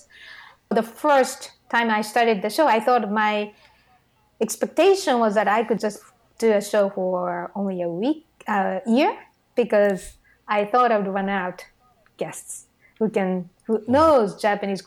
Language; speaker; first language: English; non-native, fluent; Japanese